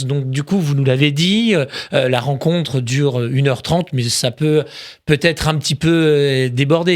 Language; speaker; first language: French; native; French